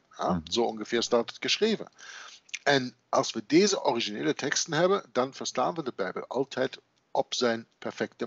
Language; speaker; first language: Dutch; non-native, fluent; German